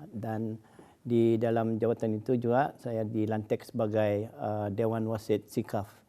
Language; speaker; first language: Malay; native; Malay